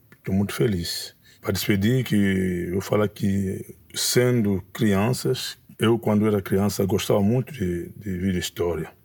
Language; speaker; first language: Portuguese; non-native, fluent; Kongo